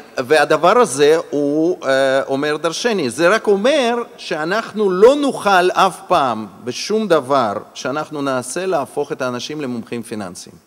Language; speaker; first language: Hebrew; non-native, fluent; Russian